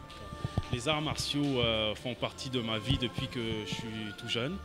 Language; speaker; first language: French; non-native, local second language; Wolof